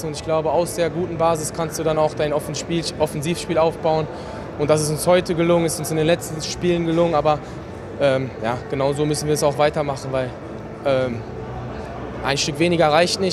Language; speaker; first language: German; native; German